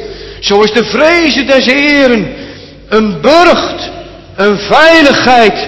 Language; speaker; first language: Dutch; native; Dutch